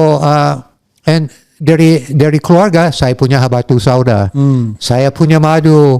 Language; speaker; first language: Indonesian; non-native, learner; English